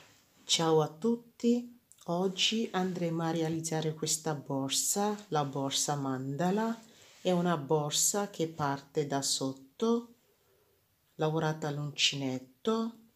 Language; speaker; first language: Italian; non-native, fluent; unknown